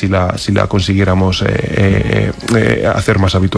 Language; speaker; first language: Spanish; native; Spanish